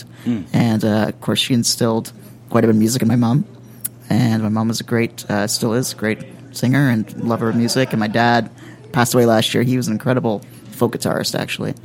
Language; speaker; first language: English; native; English